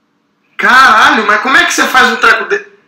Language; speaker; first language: Portuguese; native; Portuguese